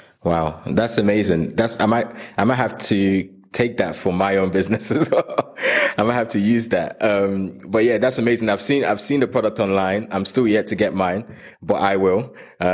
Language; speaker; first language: English; non-native, local second language; Yoruba